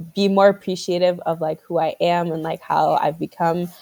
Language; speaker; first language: English; native; English